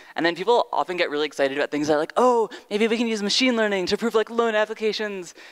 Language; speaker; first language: English; native; English